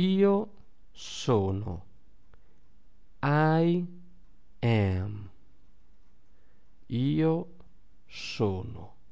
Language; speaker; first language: Italian; non-native, fluent; English